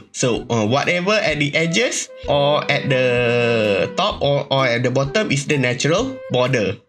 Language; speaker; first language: English; non-native, local second language; Malay